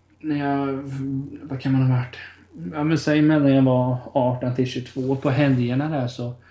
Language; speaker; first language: Swedish; native; Swedish